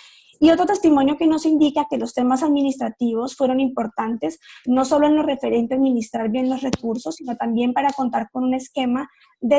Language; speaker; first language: Spanish; native; Spanish